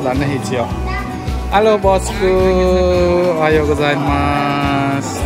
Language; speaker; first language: Japanese; non-native, fluent; Balinese